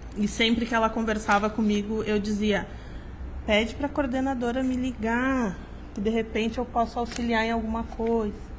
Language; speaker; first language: Portuguese; native; Portuguese